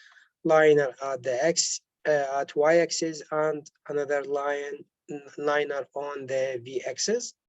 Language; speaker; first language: English; non-native, local second language; Arabic